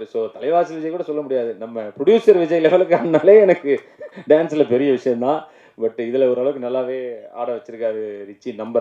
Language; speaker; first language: Tamil; native; Tamil